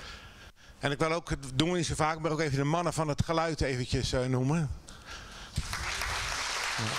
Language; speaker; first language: Dutch; native; Dutch